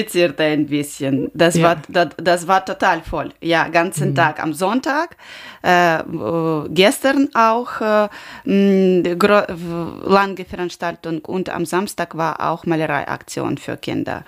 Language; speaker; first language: German; non-native, learner; Ukrainian